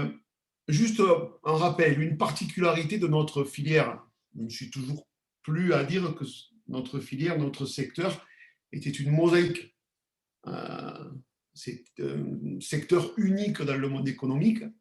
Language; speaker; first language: French; native; French